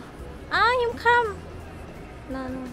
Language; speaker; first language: English; non-native, learner; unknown